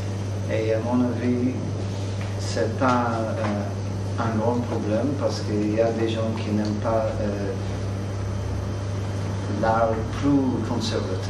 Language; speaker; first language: French; non-native, fluent; English